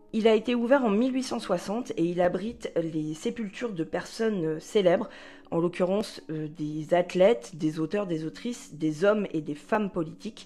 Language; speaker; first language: French; native; French